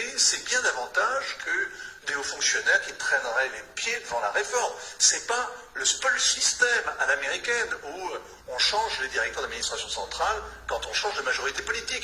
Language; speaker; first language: French; native; French